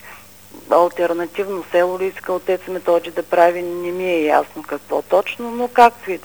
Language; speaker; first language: Bulgarian; native; Bulgarian